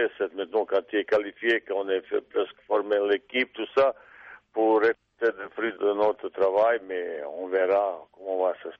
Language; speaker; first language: French; non-native, fluent; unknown